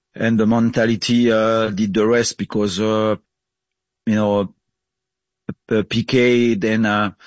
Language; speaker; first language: English; non-native, fluent; French